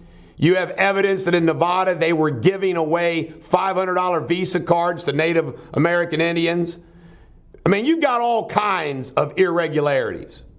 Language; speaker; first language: English; native; English